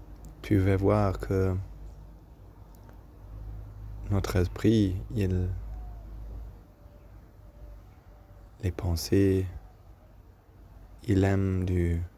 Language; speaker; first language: French; non-native, learner; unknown